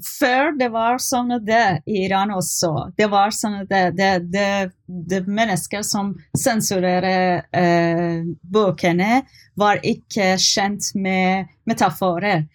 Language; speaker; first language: Norwegian; non-native, learner; Persian